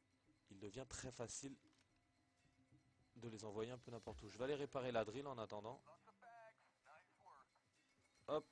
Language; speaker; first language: French; native; French